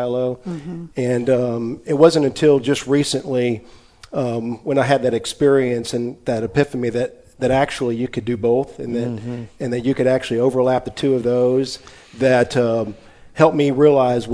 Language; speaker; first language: English; native; English